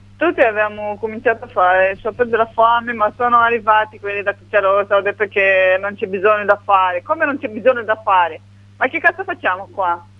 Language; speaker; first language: Italian; non-native, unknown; Romanian